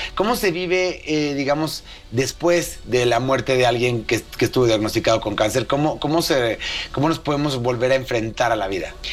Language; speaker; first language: Spanish; native; Spanish